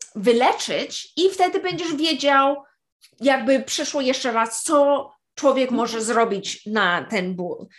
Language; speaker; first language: Polish; early bilingual, heritage; Polish